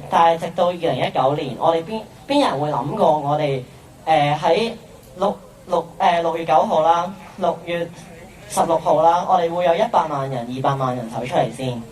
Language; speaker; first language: Cantonese; native; Cantonese